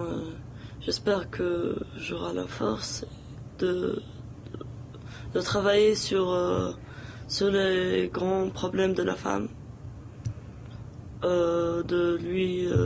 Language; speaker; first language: French; non-native, local second language; Arabic